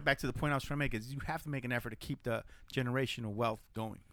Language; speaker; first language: English; early bilingual, other home language; Spanish